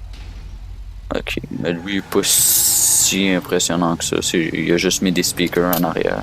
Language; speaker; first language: French; native; French